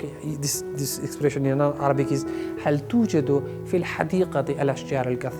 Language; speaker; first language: Arabic; non-native, fluent; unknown